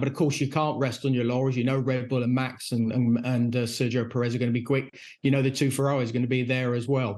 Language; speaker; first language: English; native; English